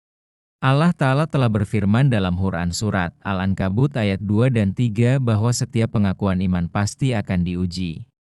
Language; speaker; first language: Indonesian; native; Indonesian